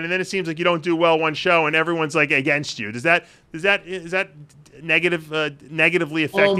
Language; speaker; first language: English; native; English